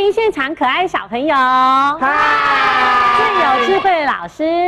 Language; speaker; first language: Chinese; native; Chinese